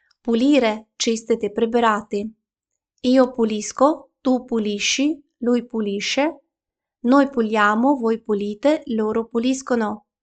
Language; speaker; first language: Italian; non-native, fluent; Ukrainian